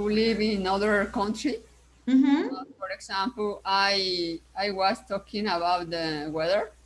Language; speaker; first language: English; non-native, learner; Spanish